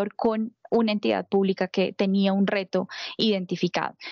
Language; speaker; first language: Spanish; native; Spanish